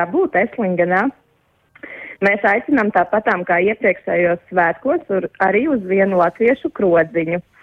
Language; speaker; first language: Latvian; early bilingual, heritage; Latvian